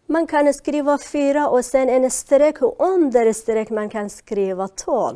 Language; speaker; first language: Swedish; non-native, learner; Persian